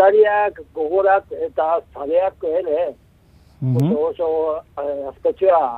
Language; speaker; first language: Basque; non-native, learner; Japanese